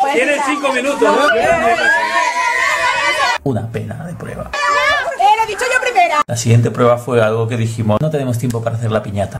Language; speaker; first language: Spanish; native; Spanish